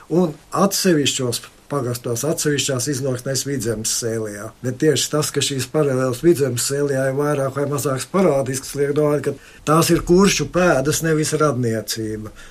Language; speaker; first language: Latvian; native; Latvian